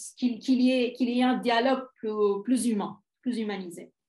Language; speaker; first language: French; non-native, fluent; Bangla